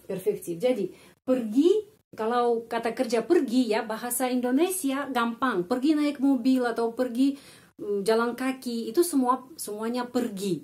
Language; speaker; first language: Indonesian; non-native, fluent; Russian